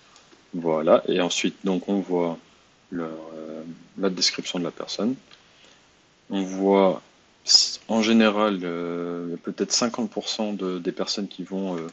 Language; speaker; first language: French; native; French